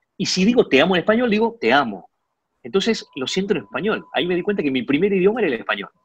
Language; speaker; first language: Spanish; early bilingual, other home language; Chinese